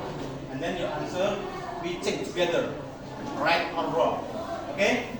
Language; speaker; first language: English; non-native, learner; Indonesian